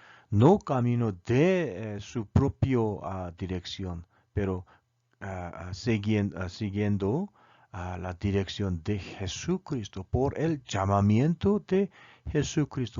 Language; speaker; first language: Spanish; non-native, learner; Korean